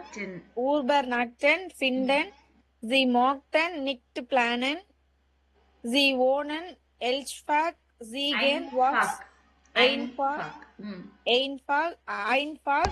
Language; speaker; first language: German; non-native, learner; Tamil